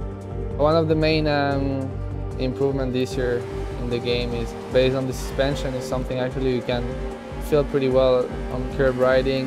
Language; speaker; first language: English; non-native, fluent; French